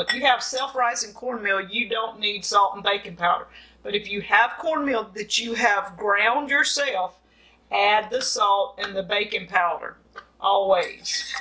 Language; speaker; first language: English; native; English